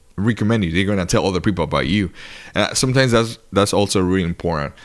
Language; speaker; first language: English; non-native, fluent; Spanish